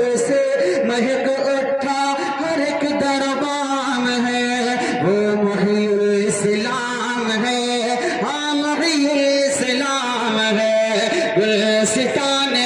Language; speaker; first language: Urdu; native; Urdu